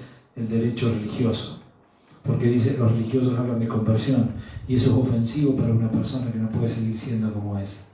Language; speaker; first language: Spanish; native; Spanish